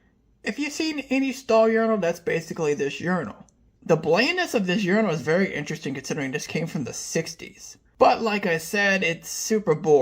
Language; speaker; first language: English; native; English